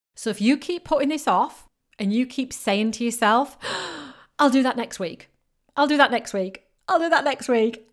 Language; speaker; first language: English; native; English